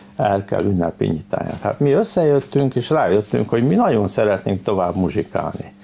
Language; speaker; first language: Hungarian; native; Hungarian